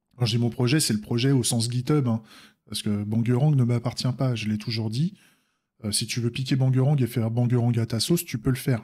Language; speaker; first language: French; native; French